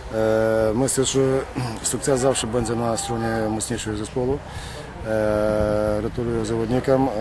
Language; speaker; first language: Polish; non-native, learner; Ukrainian